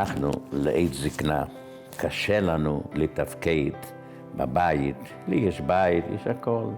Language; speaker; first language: Hebrew; non-native, fluent; Yiddish